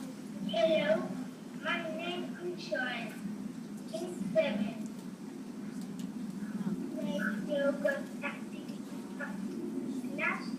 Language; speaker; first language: English; non-native, learner; Spanish